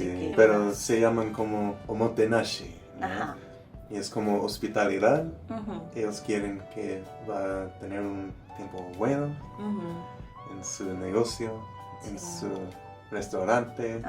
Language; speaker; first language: Spanish; non-native, learner; English